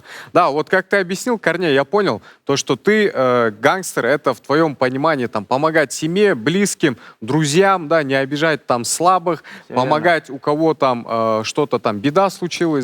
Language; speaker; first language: Russian; non-native, local second language; Kazakh